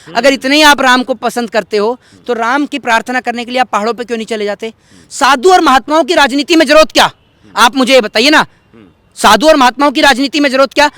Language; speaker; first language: Hindi; native; Hindi